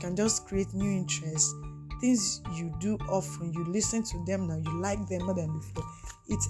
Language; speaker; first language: English; non-native, local second language; Yoruba